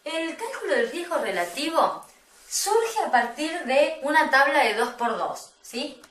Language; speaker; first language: Spanish; native; Spanish